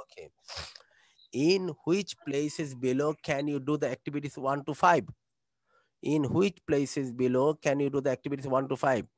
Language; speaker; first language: English; non-native, fluent; Bangla